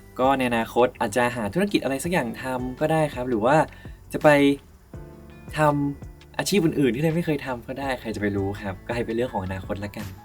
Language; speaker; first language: Thai; native; Thai